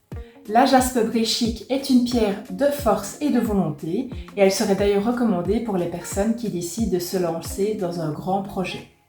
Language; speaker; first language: French; native; French